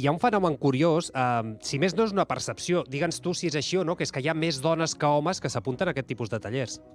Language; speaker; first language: Catalan; native; Catalan